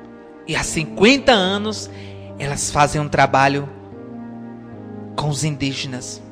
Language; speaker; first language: Portuguese; native; Portuguese